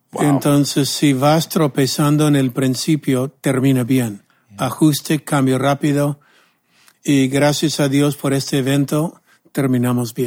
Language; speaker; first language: Spanish; non-native, fluent; English